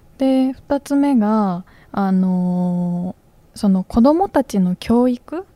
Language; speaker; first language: Japanese; native; Japanese